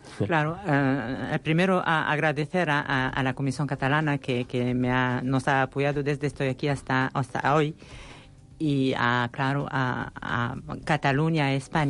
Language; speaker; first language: Spanish; non-native, learner; Arabic